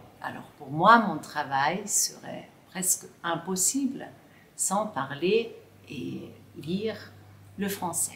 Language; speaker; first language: French; non-native, local second language; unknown